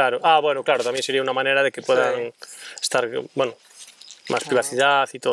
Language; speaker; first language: Spanish; native; Spanish